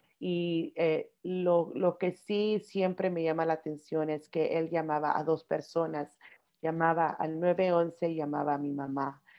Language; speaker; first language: Spanish; early bilingual, heritage; Spanish